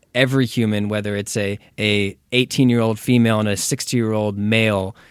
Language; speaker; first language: English; native; English